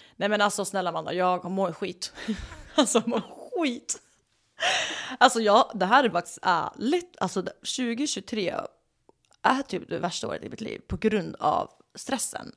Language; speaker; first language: Swedish; native; Swedish